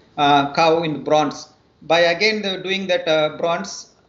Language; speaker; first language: English; non-native, local second language; Tamil